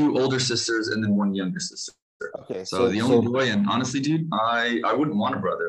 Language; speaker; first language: English; native; English